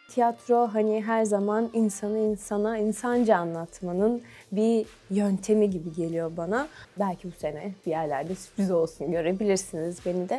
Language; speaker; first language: Turkish; native; Turkish